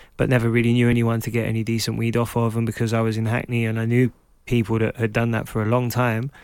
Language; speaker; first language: English; native; English